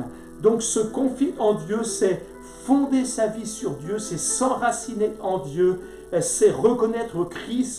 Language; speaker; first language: French; native; French